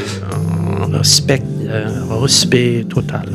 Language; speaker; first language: French; non-native, fluent; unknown